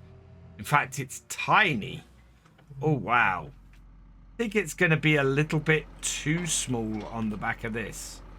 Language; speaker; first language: English; native; English